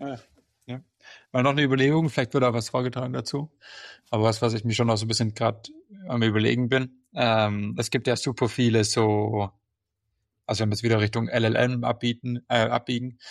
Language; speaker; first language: German; native; German